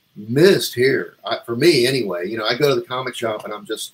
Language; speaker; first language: English; native; English